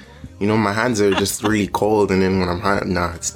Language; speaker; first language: English; native; English